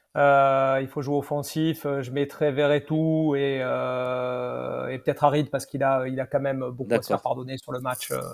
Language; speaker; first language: French; native; French